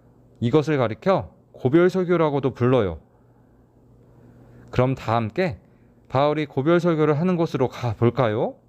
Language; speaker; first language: Korean; native; Korean